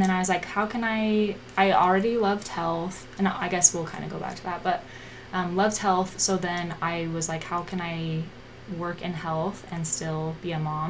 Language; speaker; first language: English; native; English